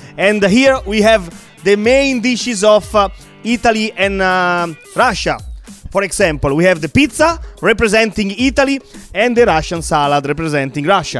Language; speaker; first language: English; non-native, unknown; Italian